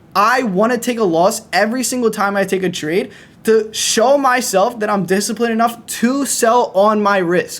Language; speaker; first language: English; native; English